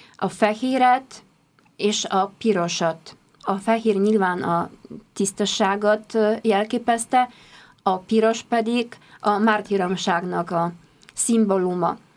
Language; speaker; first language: Hungarian; non-native, fluent; Polish